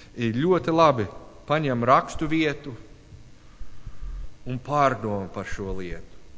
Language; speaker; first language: Latvian; non-native, learner; English